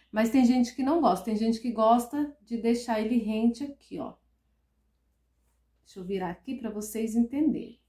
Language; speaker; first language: Portuguese; native; Portuguese